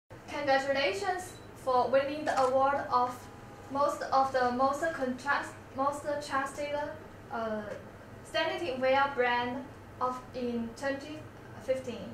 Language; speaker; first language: English; non-native, learner; Chinese